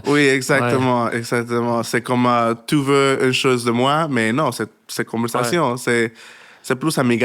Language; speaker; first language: French; non-native, learner; Spanish